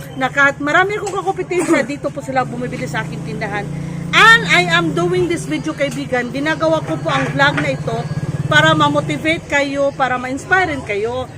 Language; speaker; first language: Filipino; non-native, local second language; Cebuano